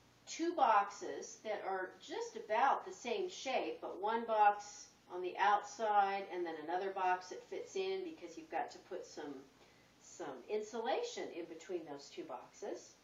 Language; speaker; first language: English; native; English